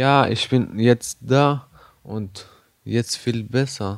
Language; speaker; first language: German; non-native, learner; Persian